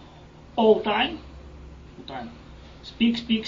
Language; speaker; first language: English; non-native, learner; Ukrainian